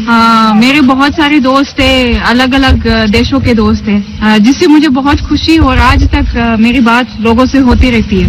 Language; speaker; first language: Hindi; non-native, fluent; Russian